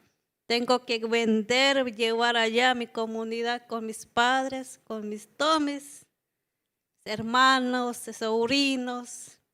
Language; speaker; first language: Spanish; non-native, local second language; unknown